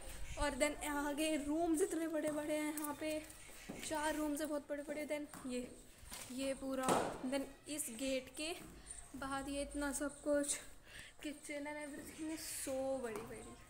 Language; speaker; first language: Hindi; native; Hindi